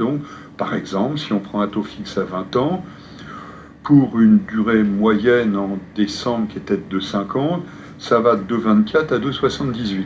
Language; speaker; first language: French; native; French